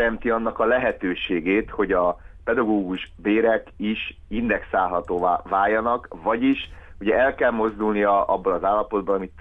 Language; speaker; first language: Hungarian; native; Hungarian